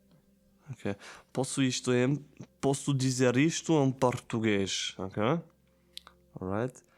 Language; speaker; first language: Portuguese; non-native, learner; German